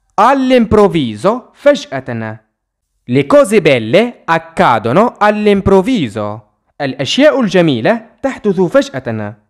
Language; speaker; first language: Italian; non-native, fluent; Arabic